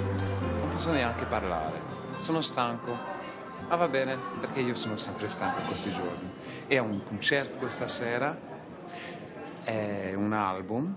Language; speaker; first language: Italian; non-native, fluent; English